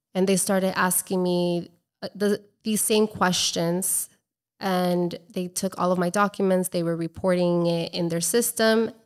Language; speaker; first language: English; native; English